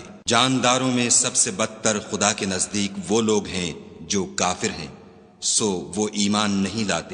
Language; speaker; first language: Urdu; native; Urdu